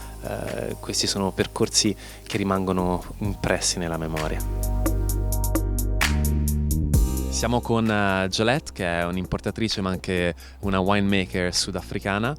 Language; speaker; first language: Italian; native; Italian